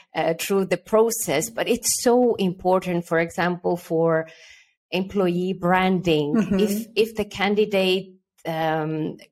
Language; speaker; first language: English; early bilingual, other home language; Estonian